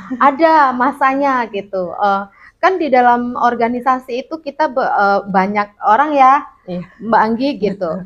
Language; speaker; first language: Indonesian; non-native, local second language; Minangkabau